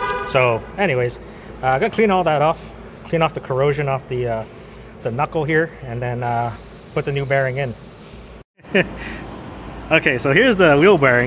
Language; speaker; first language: English; native; English